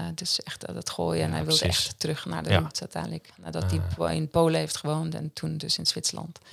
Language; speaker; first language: Dutch; non-native, fluent; Swiss German